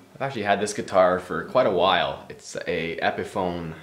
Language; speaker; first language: English; native; English